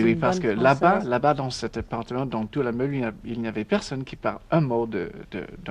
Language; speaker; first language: French; non-native, learner; English